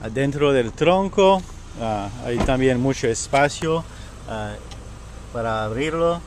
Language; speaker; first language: Spanish; non-native, learner; French